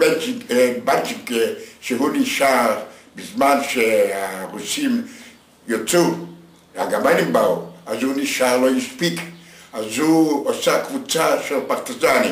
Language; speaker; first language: Hebrew; non-native, fluent; Yiddish